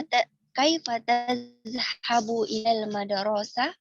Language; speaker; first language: Arabic; non-native, learner; Indonesian